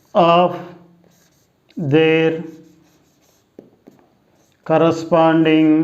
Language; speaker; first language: English; non-native, local second language; Telugu